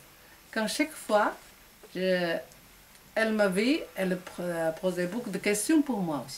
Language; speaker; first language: French; non-native, learner; Chinese